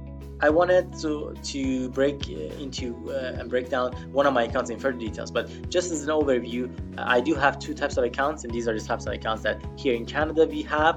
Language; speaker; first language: English; non-native, fluent; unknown